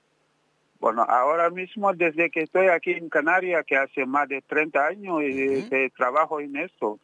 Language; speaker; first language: Spanish; non-native, fluent; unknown